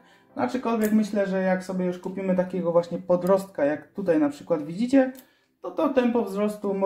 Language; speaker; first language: Polish; native; Polish